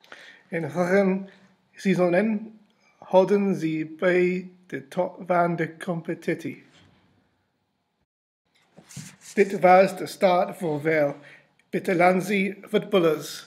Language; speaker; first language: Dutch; non-native, learner; English